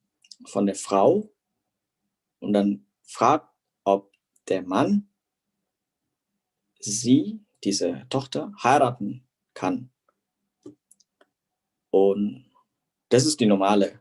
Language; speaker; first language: German; non-native, fluent; Indonesian